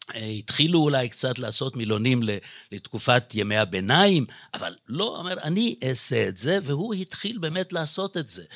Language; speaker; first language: Hebrew; non-native, fluent; Hungarian